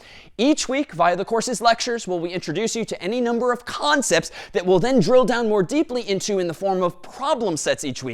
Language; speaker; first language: English; native; English